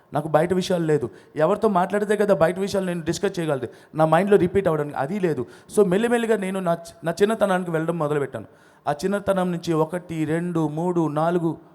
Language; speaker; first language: Telugu; non-native, local second language; Odia